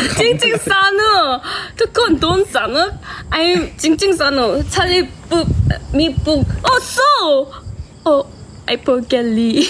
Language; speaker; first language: Thai; non-native, learner; Korean